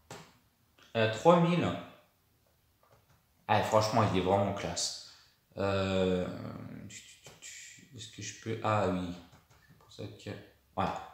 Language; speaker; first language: French; native; French